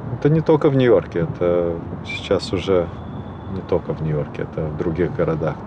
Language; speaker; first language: Russian; early bilingual, heritage; Russian